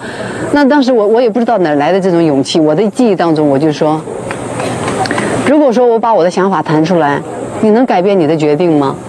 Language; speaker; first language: Chinese; native; Chinese